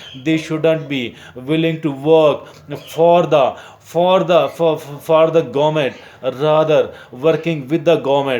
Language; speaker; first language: English; non-native, local second language; Urdu